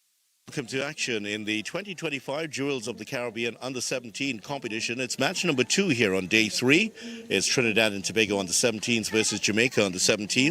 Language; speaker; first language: English; native; English